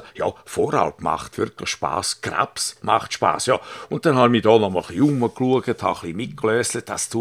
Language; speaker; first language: German; native; German